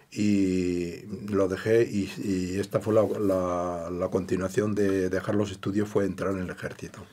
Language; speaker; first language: Spanish; native; Spanish